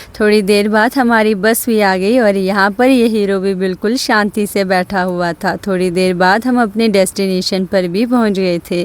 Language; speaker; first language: Hindi; early bilingual, other home language; Nepali